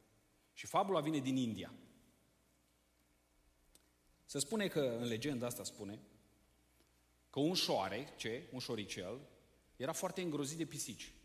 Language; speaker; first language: Romanian; native; Romanian